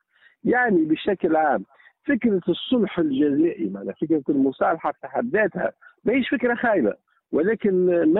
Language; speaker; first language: Arabic; native; Arabic